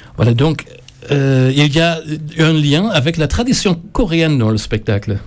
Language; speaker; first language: French; native; French